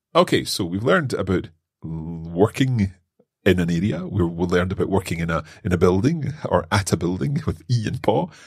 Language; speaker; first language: English; native; English